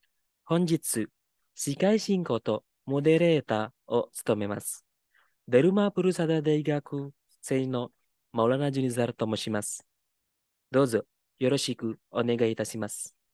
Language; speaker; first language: Japanese; non-native, fluent; Indonesian